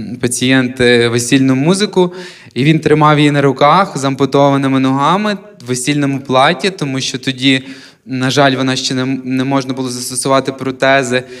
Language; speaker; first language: Ukrainian; native; Ukrainian